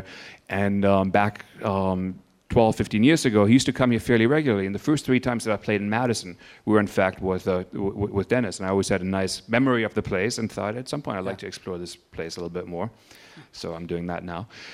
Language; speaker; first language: English; native; English